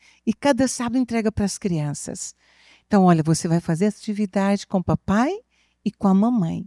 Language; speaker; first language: Portuguese; native; Portuguese